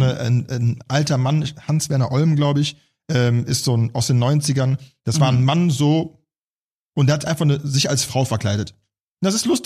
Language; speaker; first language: German; native; German